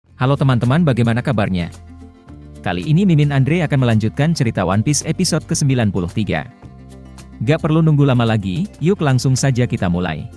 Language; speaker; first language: Indonesian; native; Indonesian